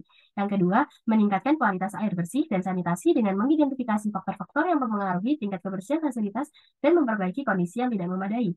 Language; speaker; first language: Indonesian; native; Indonesian